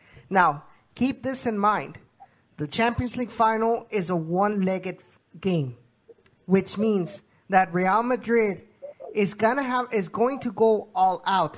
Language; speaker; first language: English; early bilingual, other home language; Spanish